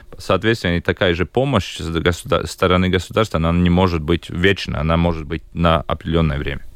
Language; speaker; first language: Russian; non-native, local second language; Latvian